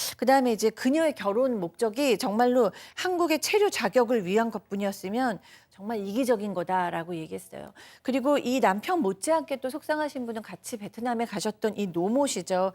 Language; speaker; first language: Korean; native; Korean